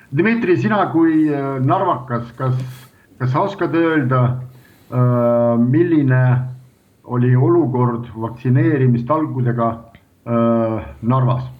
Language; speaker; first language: Estonian; non-native, local second language; Russian